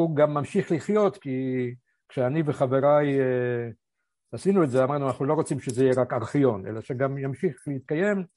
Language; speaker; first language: Hebrew; early bilingual, other home language; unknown